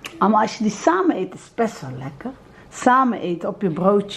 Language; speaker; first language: Dutch; early bilingual, other home language; Turkish